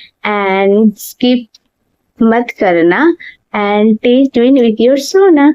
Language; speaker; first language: Hindi; non-native, local second language; Bangla